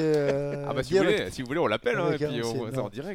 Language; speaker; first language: French; native; French